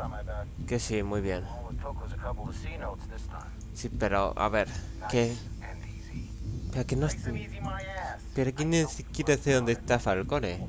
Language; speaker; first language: Spanish; native; Spanish